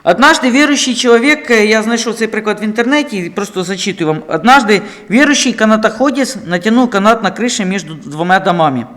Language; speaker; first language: Russian; non-native, local second language; Ukrainian